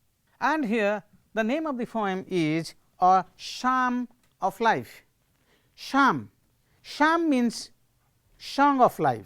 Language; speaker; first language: English; non-native, local second language; Odia